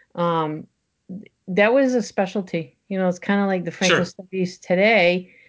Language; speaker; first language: English; early bilingual, other home language; French